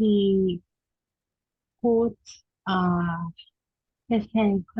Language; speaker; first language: English; non-native, learner; Vietnamese